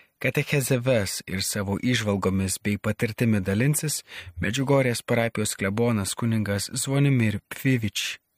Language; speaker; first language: Lithuanian; native; Lithuanian